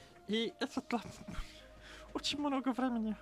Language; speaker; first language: Russian; non-native, learner; English